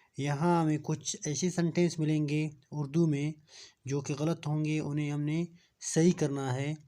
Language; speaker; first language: Urdu; non-native, local second language; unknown